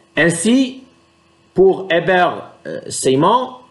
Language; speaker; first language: French; non-native, local second language; Arabic